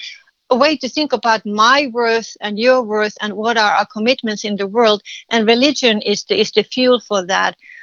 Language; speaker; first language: English; non-native, fluent; Finnish